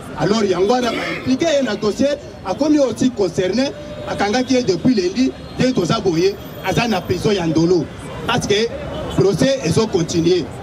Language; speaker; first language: Lingala; native; Lingala